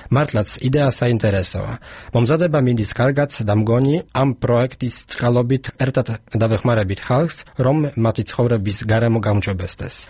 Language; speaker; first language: Georgian; non-native, fluent; Polish